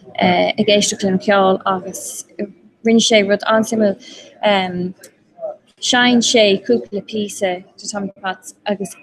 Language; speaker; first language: Irish; non-native, local second language; English